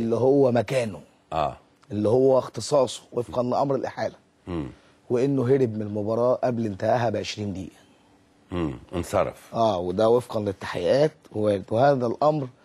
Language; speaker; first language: Arabic; native; Arabic